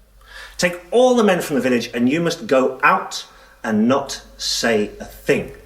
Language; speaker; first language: English; native; English